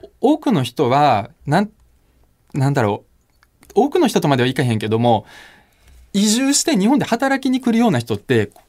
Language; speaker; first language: Japanese; early bilingual, other home language; Russian